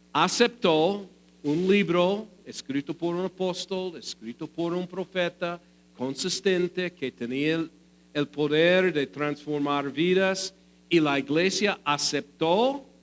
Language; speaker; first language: Spanish; non-native, fluent; English